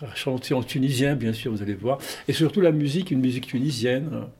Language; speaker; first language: French; non-native, local second language; Arabic